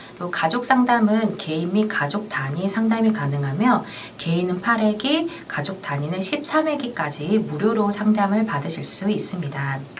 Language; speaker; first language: Korean; native; Korean